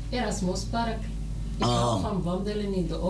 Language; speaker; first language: Dutch; non-native, learner; Arabic